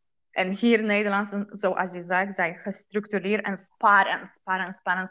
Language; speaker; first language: Dutch; non-native, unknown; Polish